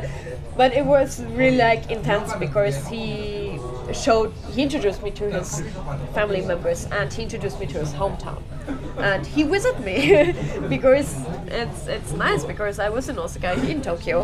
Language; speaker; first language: English; non-native, fluent; German